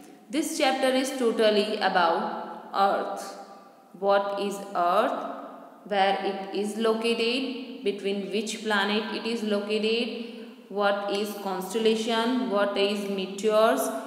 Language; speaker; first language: English; non-native, local second language; Hindi